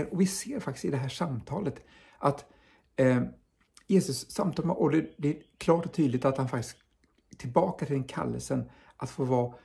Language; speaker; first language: Swedish; native; Swedish